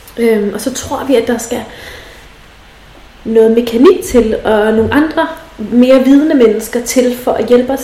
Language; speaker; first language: Danish; native; Danish